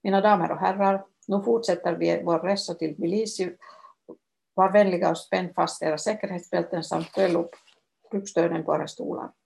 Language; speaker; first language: Swedish; non-native, local second language; Finnish